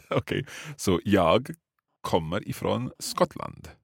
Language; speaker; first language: Swedish; non-native, learner; English